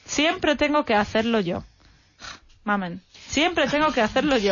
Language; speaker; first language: Spanish; non-native, fluent; English